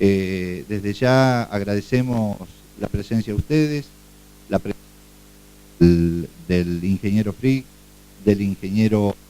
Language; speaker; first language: Spanish; native; Spanish